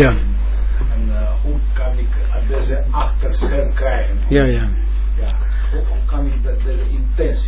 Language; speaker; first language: Dutch; non-native, learner; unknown